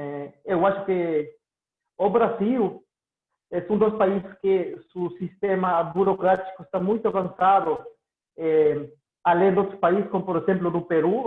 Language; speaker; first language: Portuguese; non-native, learner; Spanish